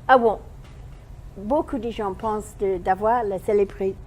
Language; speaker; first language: French; non-native, learner; English